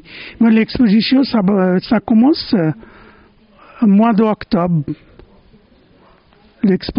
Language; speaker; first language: French; non-native, fluent; Bangla